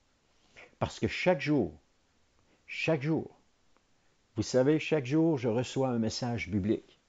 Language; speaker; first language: French; native; French